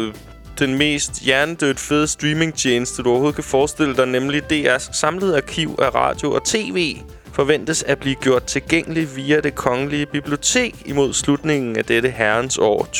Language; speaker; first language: Danish; native; Danish